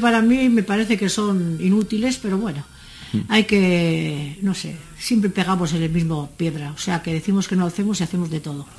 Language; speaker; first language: Spanish; native; Spanish